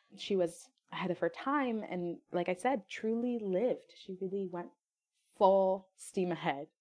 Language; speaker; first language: English; non-native, fluent; French